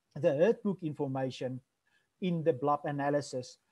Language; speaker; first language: English; non-native, local second language; Afrikaans